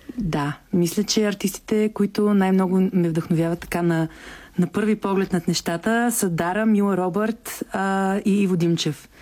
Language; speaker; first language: Bulgarian; early bilingual, heritage; Bulgarian